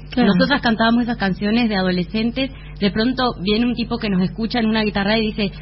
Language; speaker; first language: Spanish; native; Spanish